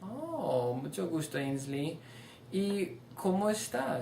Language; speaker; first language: Spanish; non-native, fluent; English